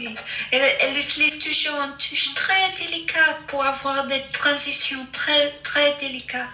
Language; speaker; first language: French; non-native, fluent; English